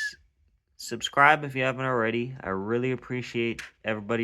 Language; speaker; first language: English; native; English